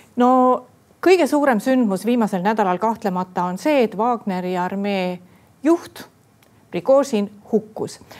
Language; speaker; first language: Estonian; native; Estonian